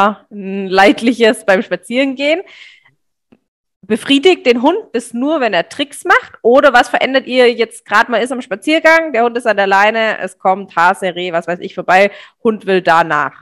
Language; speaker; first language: German; native; German